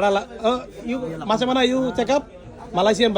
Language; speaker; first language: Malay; non-native, learner; Bangla